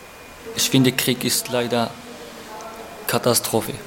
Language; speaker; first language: German; non-native, learner; Arabic